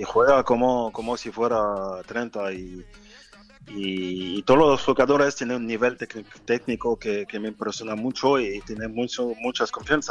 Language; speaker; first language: Spanish; non-native, fluent; French